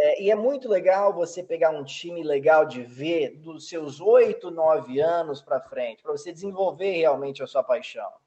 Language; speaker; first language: Portuguese; early bilingual, heritage; Portuguese